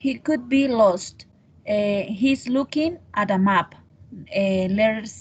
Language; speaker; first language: English; non-native, learner; Spanish